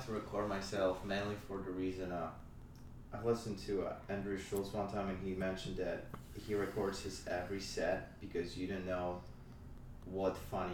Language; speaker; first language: English; non-native, fluent; Polish